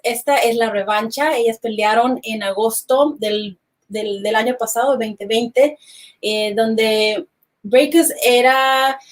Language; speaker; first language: Spanish; early bilingual, heritage; Spanish